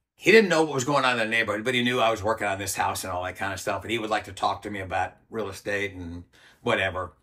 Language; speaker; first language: English; native; English